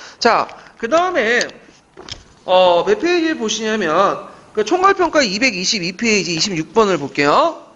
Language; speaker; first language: Korean; native; Korean